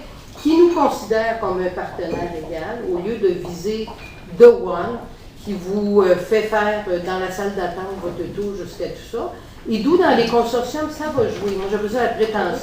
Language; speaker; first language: French; native; French